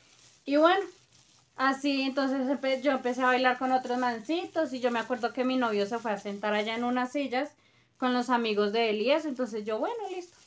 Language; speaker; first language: Spanish; native; Spanish